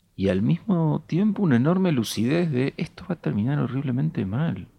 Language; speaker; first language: Spanish; native; Spanish